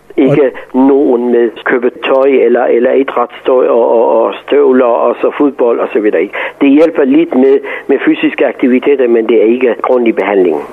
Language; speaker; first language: Danish; non-native, fluent; Persian